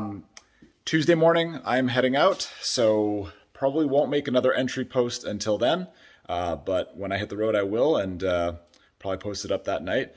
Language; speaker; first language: English; native; English